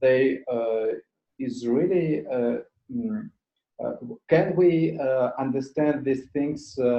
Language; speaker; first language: English; non-native, learner; Russian